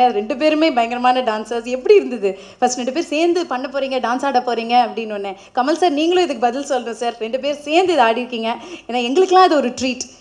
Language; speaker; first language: Tamil; native; Tamil